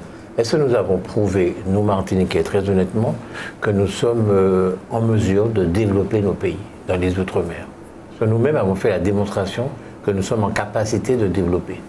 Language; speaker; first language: French; native; French